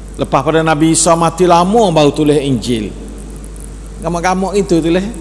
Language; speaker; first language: Malay; native; Malay